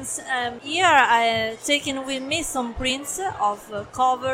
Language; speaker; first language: English; non-native, learner; Italian